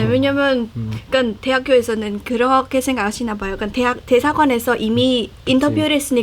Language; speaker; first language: Korean; non-native, fluent; Khmer